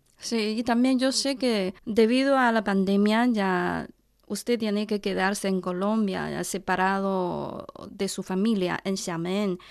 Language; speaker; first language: Spanish; non-native, fluent; Chinese